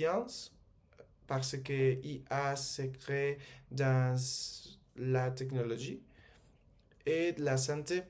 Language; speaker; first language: French; non-native, learner; Spanish